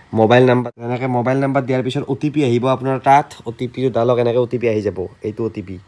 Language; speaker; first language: Assamese; native; Assamese